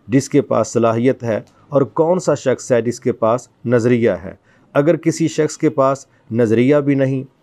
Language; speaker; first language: Urdu; non-native, local second language; Punjabi